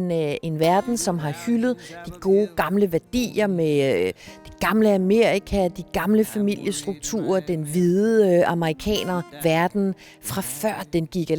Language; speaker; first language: Danish; native; Danish